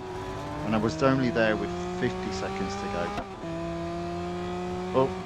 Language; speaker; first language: English; native; English